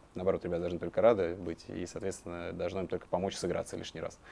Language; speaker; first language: Russian; native; Russian